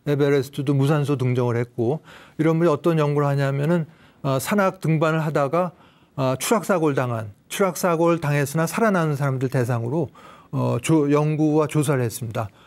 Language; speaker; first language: Korean; native; Korean